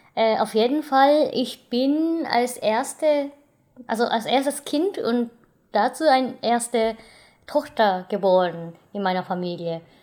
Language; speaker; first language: German; non-native, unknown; Japanese